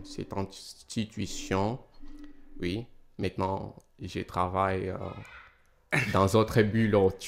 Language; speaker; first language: French; non-native, fluent; Portuguese